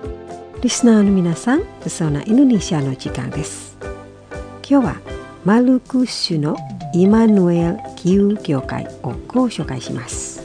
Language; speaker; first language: Japanese; non-native, fluent; Indonesian